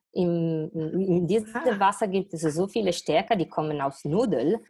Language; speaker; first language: German; non-native, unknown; Italian